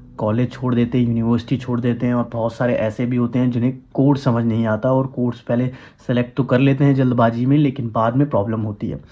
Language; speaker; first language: Hindi; native; Hindi